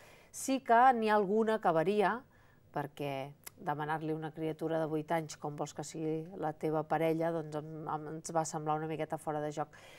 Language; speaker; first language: Catalan; native; Catalan